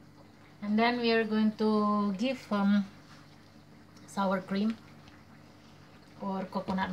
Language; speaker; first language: English; non-native, learner; Indonesian